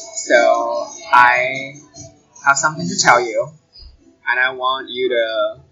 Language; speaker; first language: English; non-native, fluent; Chinese